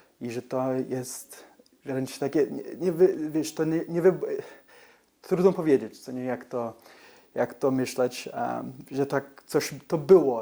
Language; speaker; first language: Polish; early bilingual, heritage; English